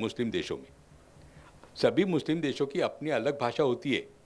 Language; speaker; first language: Hindi; non-native, local second language; Marathi